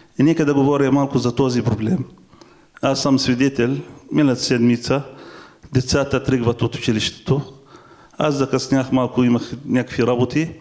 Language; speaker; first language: Bulgarian; non-native, fluent; Arabic